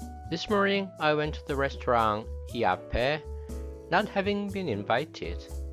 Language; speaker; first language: English; non-native, fluent; Korean